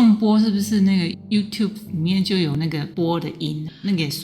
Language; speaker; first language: Chinese; native; Chinese